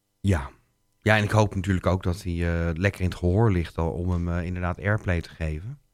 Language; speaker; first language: Dutch; native; Dutch